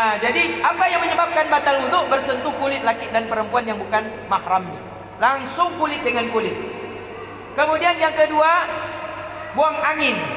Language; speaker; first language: Malay; non-native, local second language; Achinese